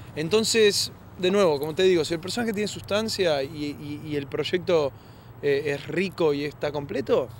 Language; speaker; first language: Spanish; native; Spanish